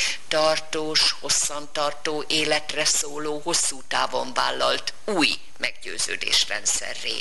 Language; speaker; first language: Hungarian; native; Hungarian